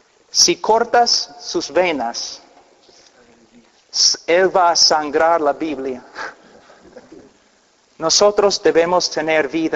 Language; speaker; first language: Spanish; non-native, fluent; English